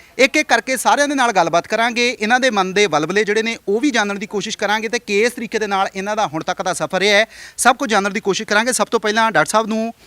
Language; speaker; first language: Punjabi; native; Punjabi